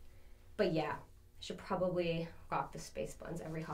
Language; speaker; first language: English; native; English